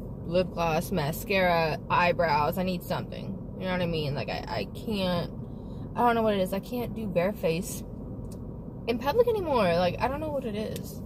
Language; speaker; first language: English; native; English